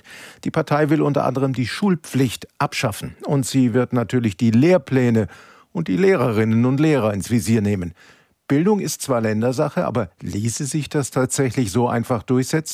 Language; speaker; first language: German; native; German